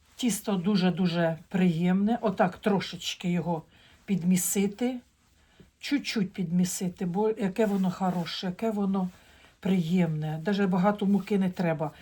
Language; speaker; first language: Ukrainian; non-native, local second language; Russian